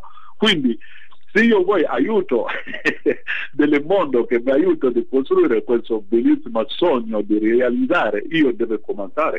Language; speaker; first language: Italian; non-native, fluent; Bambara